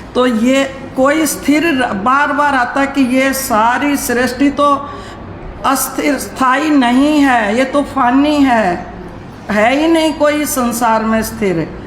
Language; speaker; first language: Hindi; native; Hindi